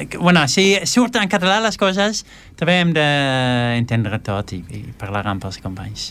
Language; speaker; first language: Catalan; non-native, fluent; Dutch